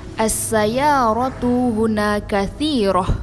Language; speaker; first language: Arabic; non-native, learner; Indonesian